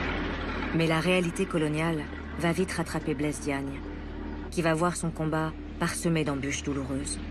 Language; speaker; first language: French; native; French